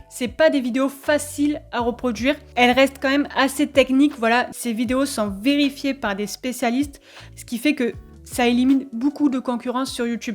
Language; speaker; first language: French; native; French